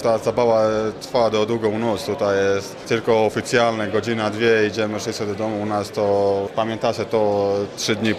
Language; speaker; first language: Polish; non-native, learner; Croatian